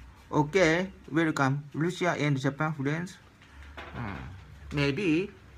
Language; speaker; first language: English; non-native, learner; Japanese